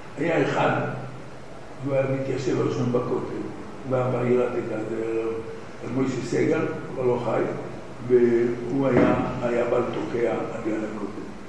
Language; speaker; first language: Hebrew; native; Hebrew